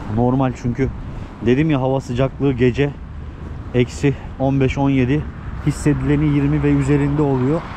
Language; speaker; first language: Turkish; native; Turkish